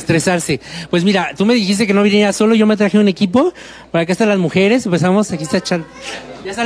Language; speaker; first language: Spanish; native; Spanish